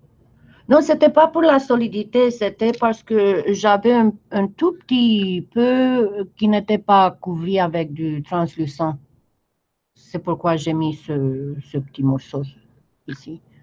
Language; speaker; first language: French; non-native, fluent; Romanian